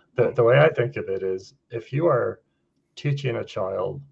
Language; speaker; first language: English; native; English